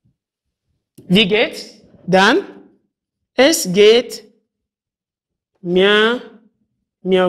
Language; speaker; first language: German; non-native, fluent; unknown